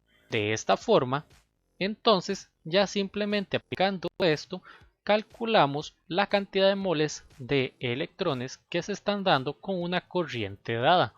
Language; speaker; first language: Spanish; native; Spanish